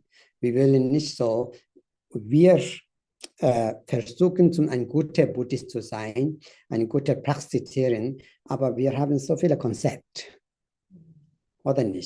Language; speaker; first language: German; non-native, fluent; Tibetan